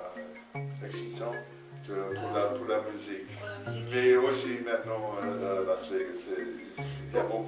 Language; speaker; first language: French; non-native, fluent; English